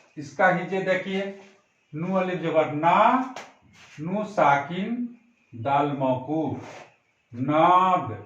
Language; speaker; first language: Hindi; native; Hindi